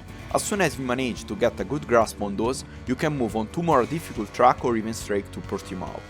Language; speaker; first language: English; non-native, fluent; German